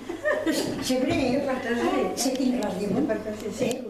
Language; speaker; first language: French; non-native, fluent; Spanish